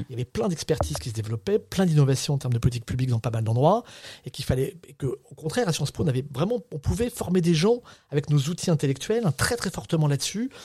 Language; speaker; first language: French; native; French